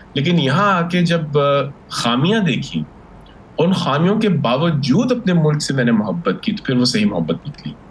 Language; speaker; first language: Urdu; early bilingual, heritage; Urdu